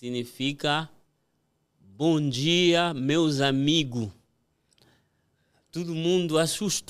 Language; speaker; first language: Portuguese; non-native, fluent; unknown